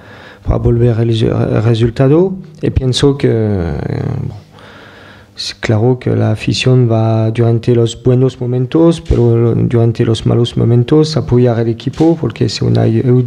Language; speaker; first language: Spanish; non-native, fluent; French